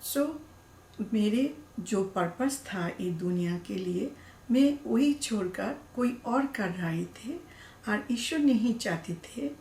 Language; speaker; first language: Hindi; non-native, learner; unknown